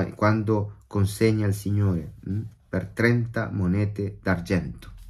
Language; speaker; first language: Italian; non-native, fluent; Spanish